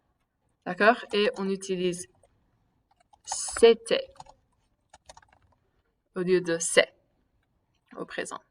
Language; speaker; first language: French; non-native, fluent; English